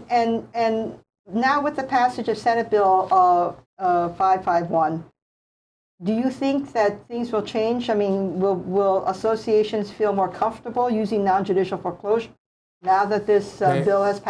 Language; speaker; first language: English; native; English